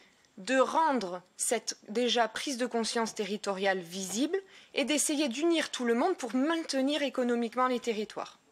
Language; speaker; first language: French; native; French